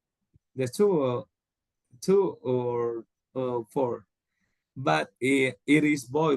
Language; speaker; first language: English; non-native, learner; Spanish